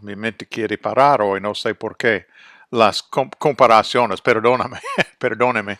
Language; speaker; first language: Spanish; non-native, fluent; English